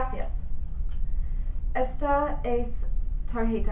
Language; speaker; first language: Spanish; non-native, learner; English